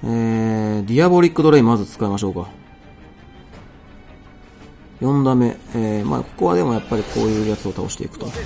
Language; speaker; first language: Japanese; native; Japanese